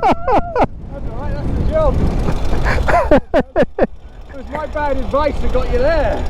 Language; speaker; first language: English; native; English